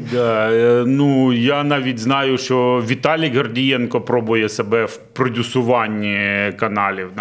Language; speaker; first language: Ukrainian; non-native, local second language; Russian